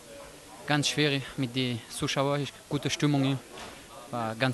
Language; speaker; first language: German; non-native, learner; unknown